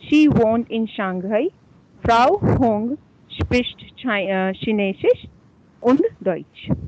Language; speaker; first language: German; non-native, learner; Hindi